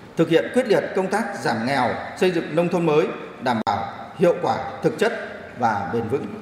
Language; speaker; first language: Vietnamese; non-native, local second language; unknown